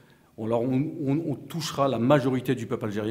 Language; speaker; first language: French; native; French